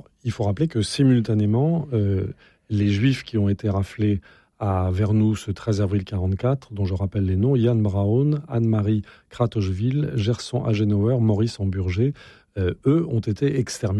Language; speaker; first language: French; native; French